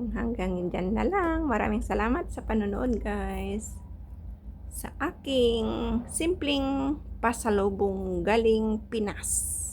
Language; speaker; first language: Filipino; non-native, local second language; Iloko